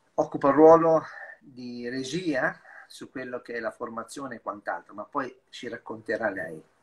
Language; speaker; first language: Italian; native; Italian